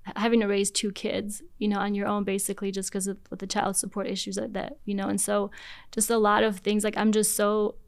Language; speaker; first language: English; early bilingual, other home language; Polish